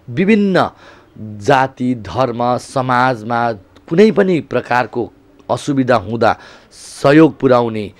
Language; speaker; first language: Nepali; native; Nepali